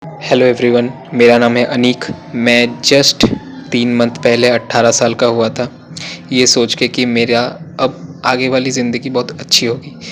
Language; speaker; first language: Hindi; non-native, local second language; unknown